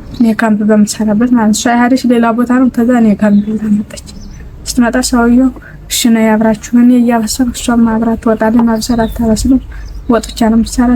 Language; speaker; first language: Amharic; native; Amharic